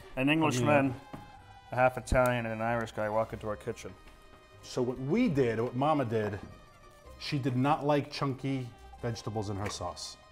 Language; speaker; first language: English; native; English